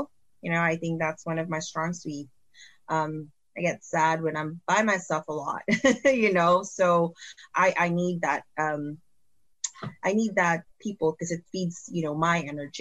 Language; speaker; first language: English; non-native, local second language; Filipino